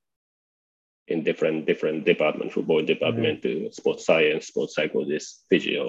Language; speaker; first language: English; non-native, fluent; Japanese